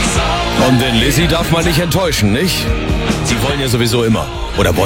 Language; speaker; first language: German; native; German